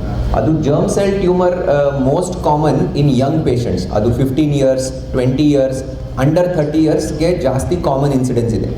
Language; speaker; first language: Kannada; non-native, fluent; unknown